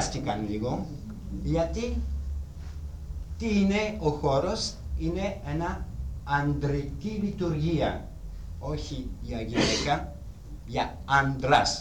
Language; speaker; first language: Greek; non-native, learner; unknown